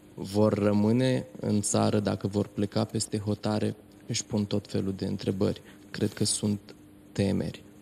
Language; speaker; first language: Romanian; native; Romanian